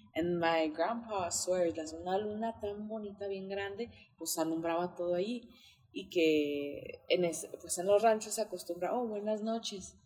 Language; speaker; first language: Spanish; early bilingual, heritage; Spanish